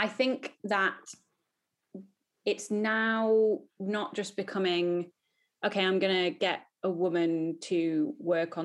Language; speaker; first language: English; native; English